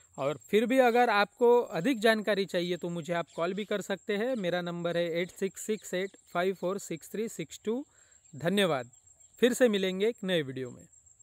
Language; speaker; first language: Hindi; non-native, local second language; Marathi